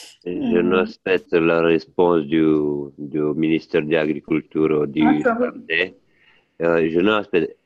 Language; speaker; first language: French; non-native, learner; Italian